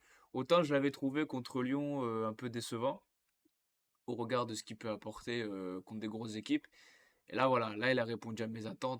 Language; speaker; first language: French; native; French